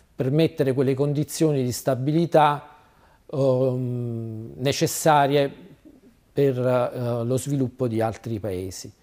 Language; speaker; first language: Italian; native; Italian